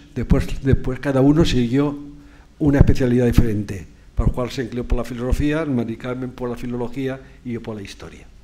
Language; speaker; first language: Spanish; native; Spanish